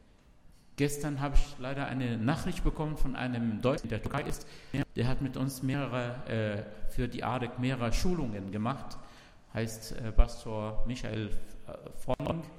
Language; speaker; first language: German; non-native, learner; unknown